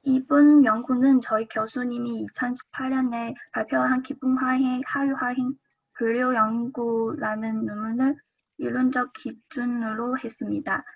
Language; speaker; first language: Korean; non-native, fluent; Chinese